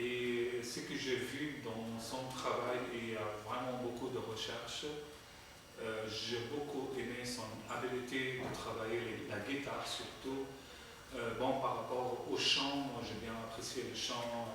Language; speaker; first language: French; non-native, fluent; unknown